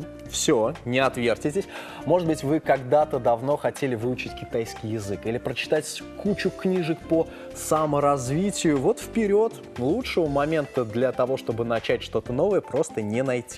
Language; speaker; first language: Russian; native; Russian